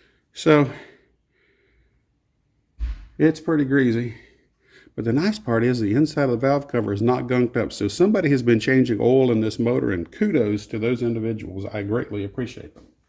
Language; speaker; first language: English; native; English